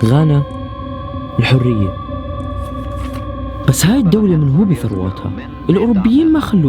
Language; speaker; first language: Arabic; native; Arabic